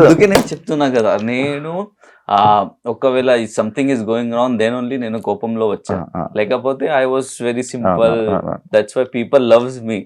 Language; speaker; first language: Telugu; non-native, learner; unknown